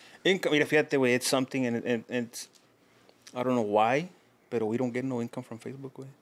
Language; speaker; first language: English; early bilingual, other home language; Spanish